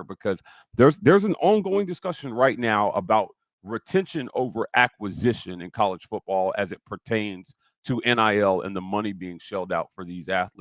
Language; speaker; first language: English; native; English